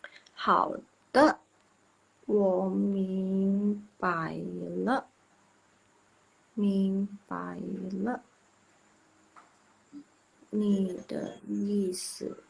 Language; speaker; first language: Chinese; non-native, local second language; Indonesian